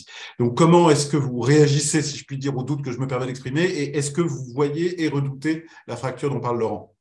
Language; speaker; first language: French; native; French